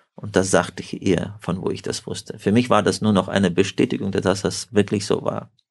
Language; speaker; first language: German; early bilingual, heritage; Russian